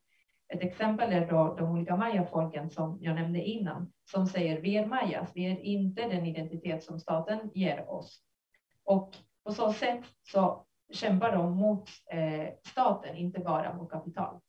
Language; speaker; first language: Swedish; non-native, fluent; Spanish